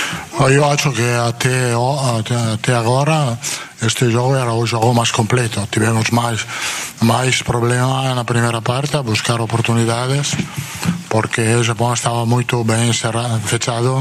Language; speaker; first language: Portuguese; non-native, fluent; Italian